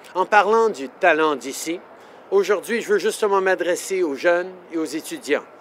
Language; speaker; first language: French; native; French